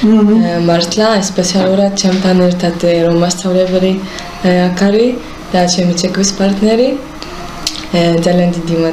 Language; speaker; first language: Georgian; early bilingual, heritage; Hebrew